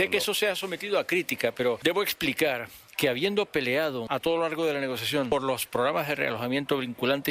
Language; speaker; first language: Spanish; native; Spanish